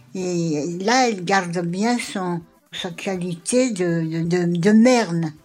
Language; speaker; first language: French; non-native, local second language; Malagasy